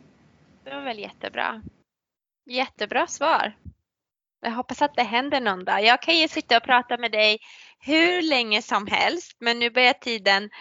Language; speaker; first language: Swedish; native; Swedish